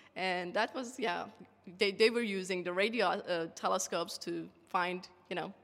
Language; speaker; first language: English; non-native, fluent; Persian